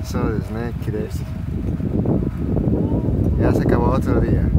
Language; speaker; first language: Japanese; non-native, learner; Spanish